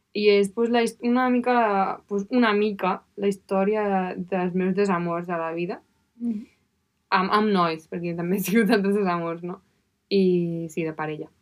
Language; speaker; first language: Catalan; native; Catalan